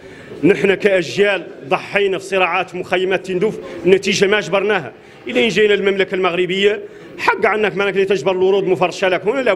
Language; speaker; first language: Arabic; native; Arabic